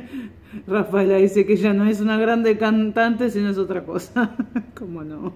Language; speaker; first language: Italian; non-native, learner; Spanish